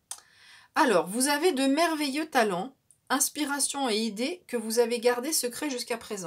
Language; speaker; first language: French; native; French